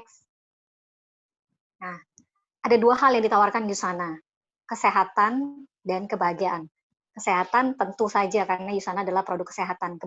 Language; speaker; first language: Indonesian; native; Indonesian